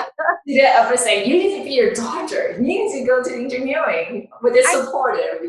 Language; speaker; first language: English; non-native, fluent; Chinese